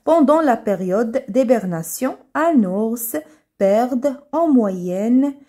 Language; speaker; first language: French; non-native, local second language; Arabic